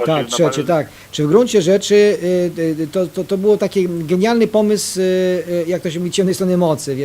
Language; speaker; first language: Polish; native; Polish